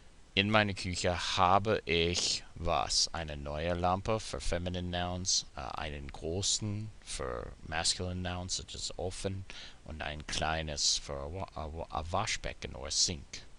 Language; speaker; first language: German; non-native, fluent; English